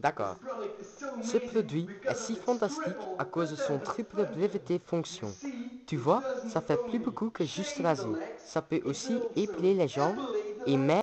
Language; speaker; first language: French; non-native, learner; Dutch